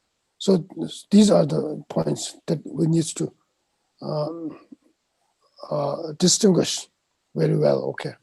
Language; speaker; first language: English; non-native, fluent; Tibetan